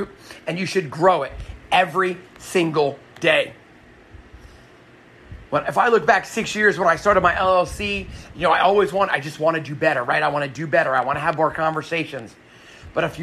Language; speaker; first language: English; native; English